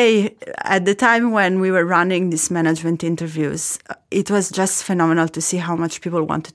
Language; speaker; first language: English; non-native, fluent; Italian